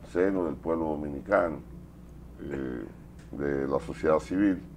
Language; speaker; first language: Spanish; native; Spanish